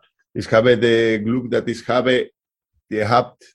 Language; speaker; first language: German; non-native, learner; Spanish